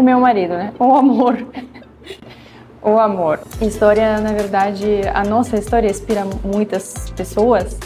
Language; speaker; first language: Portuguese; non-native, fluent; Russian